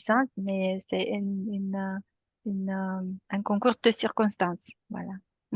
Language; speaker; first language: French; non-native, fluent; Romanian